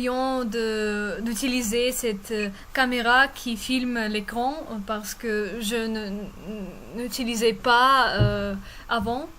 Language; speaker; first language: French; non-native, fluent; Russian